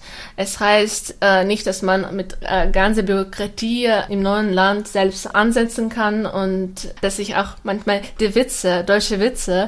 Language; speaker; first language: German; non-native, fluent; Russian